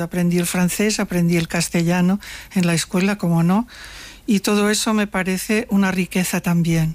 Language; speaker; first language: Spanish; non-native, local second language; Catalan